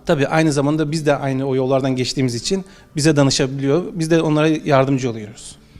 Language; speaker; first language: Turkish; early bilingual, heritage; Turkish